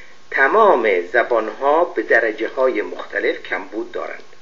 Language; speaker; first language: Persian; native; Persian